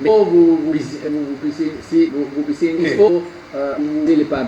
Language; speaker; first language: French; non-native, learner; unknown